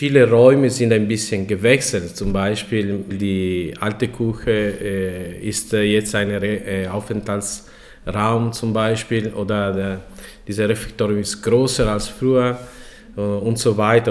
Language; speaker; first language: German; non-native, learner; Italian